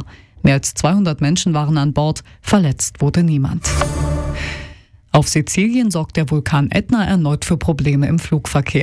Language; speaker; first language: German; native; German